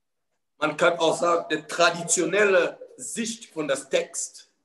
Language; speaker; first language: German; non-native, fluent; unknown